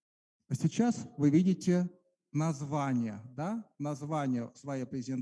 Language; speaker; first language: Russian; native; Russian